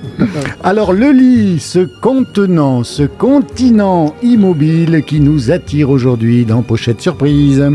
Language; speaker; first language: French; native; French